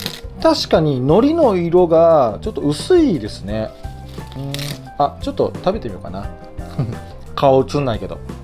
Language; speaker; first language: Japanese; native; Japanese